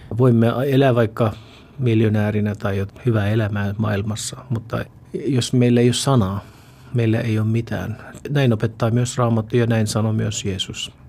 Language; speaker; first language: Finnish; non-native, fluent; Urdu